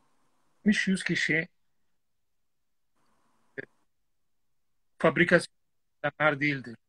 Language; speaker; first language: Turkish; non-native, fluent; Italian